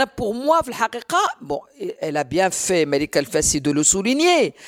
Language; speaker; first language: French; non-native, local second language; Arabic